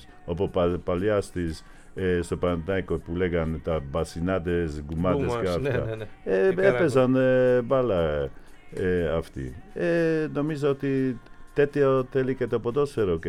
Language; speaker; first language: Greek; non-native, fluent; Polish